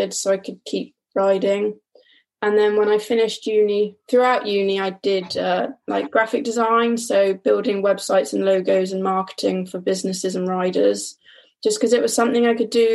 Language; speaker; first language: English; native; English